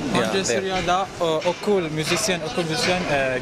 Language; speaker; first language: Turkish; non-native, learner; Arabic